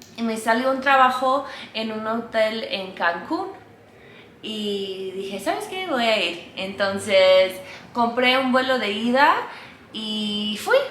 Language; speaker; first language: Spanish; non-native, fluent; English